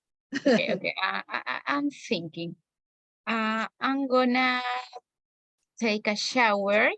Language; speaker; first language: English; non-native, learner; Spanish